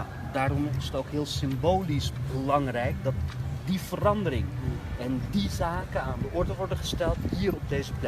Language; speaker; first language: Dutch; early bilingual, other home language; Turkish